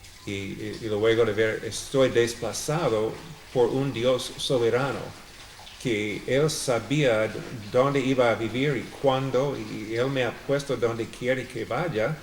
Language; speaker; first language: Spanish; non-native, fluent; English